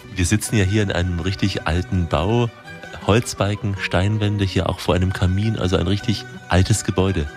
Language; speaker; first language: German; native; German